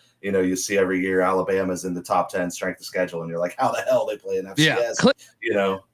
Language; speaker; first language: English; native; English